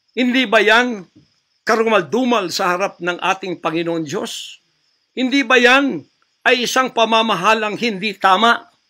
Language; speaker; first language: Filipino; non-native, local second language; Cebuano